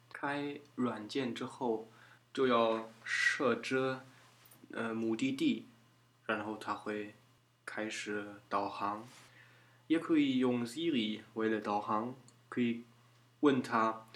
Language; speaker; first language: Chinese; non-native, fluent; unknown